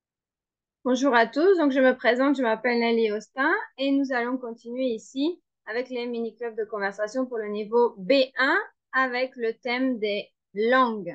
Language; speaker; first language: French; non-native, fluent; Spanish